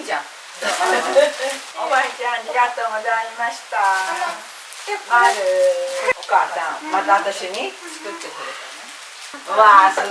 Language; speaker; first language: Japanese; native; Japanese